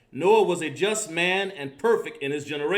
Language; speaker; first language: English; native; English